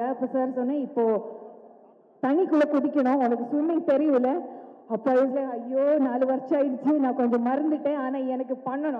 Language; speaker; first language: Tamil; non-native, local second language; Malayalam